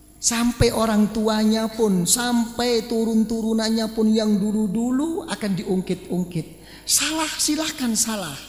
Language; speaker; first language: Malay; non-native, local second language; Javanese